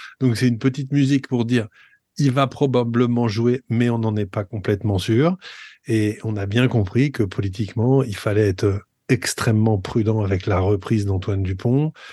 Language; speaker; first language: French; native; French